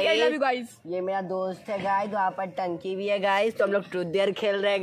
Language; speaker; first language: Hindi; native; Hindi